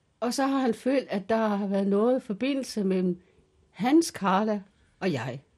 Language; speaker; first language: Danish; early bilingual, other home language; Kalaallisut